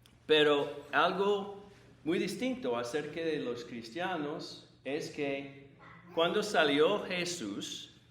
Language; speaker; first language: Spanish; non-native, fluent; English